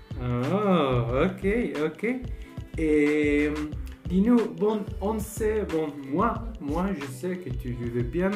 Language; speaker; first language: French; non-native, fluent; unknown